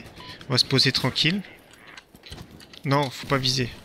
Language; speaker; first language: French; native; French